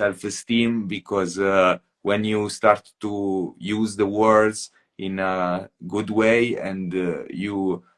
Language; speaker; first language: English; non-native, fluent; Italian